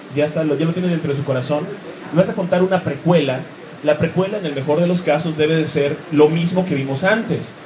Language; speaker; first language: Spanish; native; Spanish